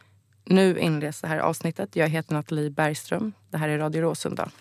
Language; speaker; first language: Swedish; native; Swedish